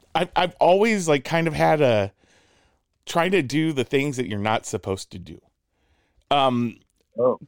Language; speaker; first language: English; native; English